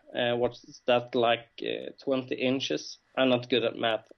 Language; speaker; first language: English; non-native, fluent; Swedish